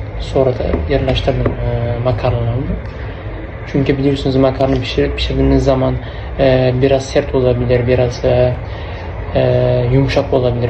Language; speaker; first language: Turkish; non-native, learner; Uzbek